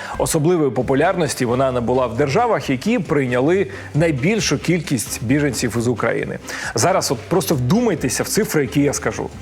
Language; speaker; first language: Ukrainian; native; Ukrainian